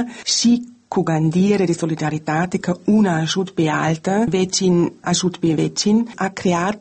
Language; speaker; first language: Romanian; non-native, learner; German